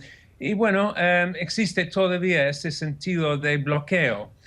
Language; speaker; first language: Spanish; non-native, fluent; English